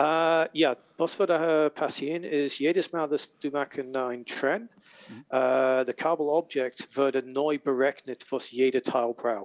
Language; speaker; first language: German; non-native, learner; English